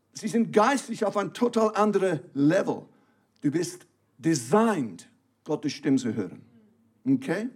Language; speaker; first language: German; non-native, fluent; English